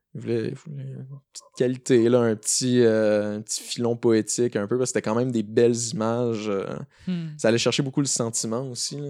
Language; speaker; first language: French; native; French